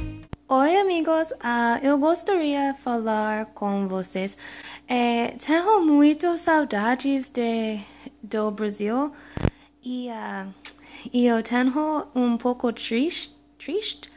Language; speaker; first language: Portuguese; non-native, learner; English